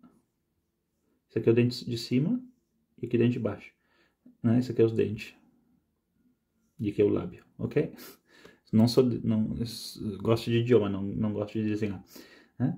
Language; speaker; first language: Portuguese; non-native, fluent; Spanish